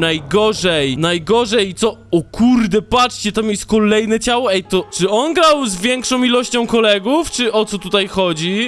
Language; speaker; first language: Polish; native; Polish